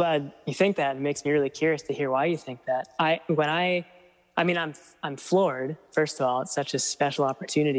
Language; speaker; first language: English; native; English